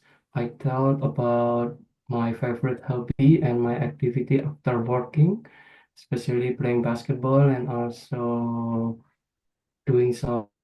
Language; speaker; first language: English; non-native, fluent; Indonesian